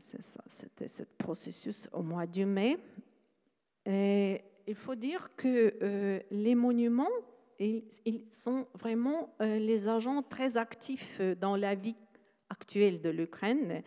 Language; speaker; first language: French; non-native, fluent; Ukrainian